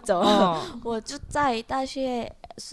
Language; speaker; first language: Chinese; non-native, learner; Korean